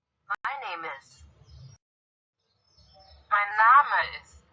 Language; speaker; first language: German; non-native, learner; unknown